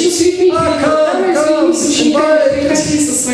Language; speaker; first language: Russian; native; Russian